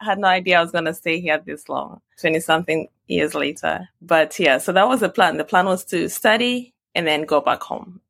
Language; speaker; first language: English; non-native, local second language; Swahili